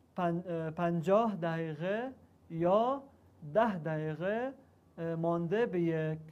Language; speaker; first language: Persian; non-native, learner; Arabic